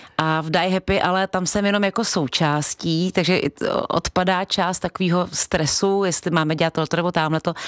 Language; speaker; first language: Czech; native; Czech